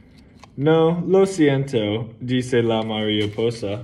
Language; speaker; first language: Spanish; non-native, learner; English